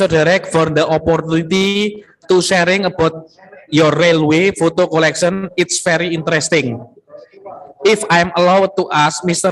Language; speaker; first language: English; non-native, learner; Indonesian